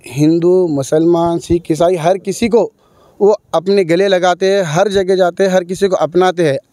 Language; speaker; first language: Hindi; non-native, local second language; Urdu